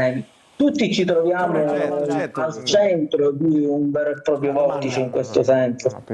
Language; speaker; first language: Italian; native; Italian